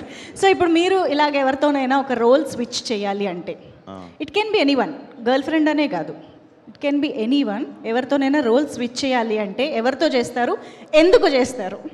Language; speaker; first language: Telugu; native; Telugu